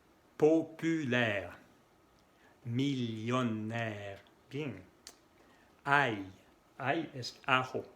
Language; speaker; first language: Spanish; non-native, fluent; French